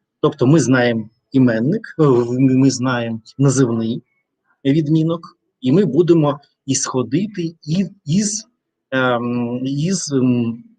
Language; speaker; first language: Ukrainian; non-native, learner; Russian